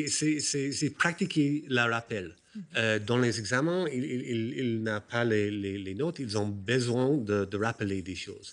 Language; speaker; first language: French; non-native, fluent; English